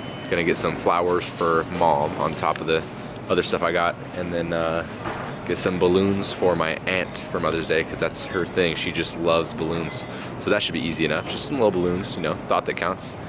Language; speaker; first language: English; native; English